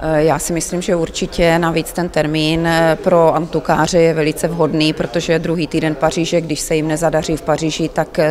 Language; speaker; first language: Czech; native; Czech